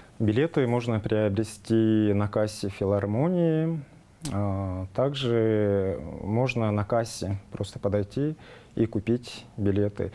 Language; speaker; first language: Russian; non-native, local second language; Tuvinian